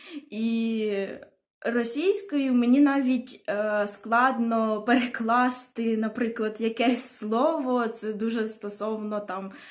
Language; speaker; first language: Ukrainian; non-native, local second language; Russian